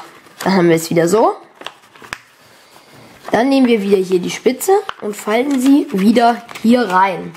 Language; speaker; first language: German; native; German